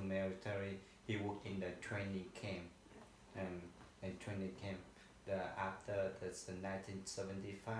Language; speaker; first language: English; non-native, learner; Vietnamese